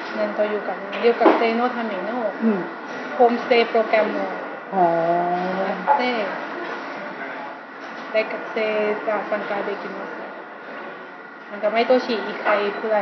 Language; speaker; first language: Japanese; non-native, learner; Thai